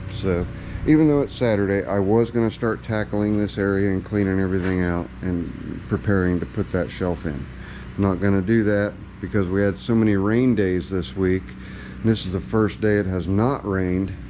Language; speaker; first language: English; native; English